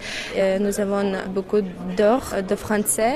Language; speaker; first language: French; non-native, learner; Ukrainian